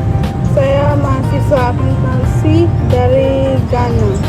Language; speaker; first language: Indonesian; non-native, learner; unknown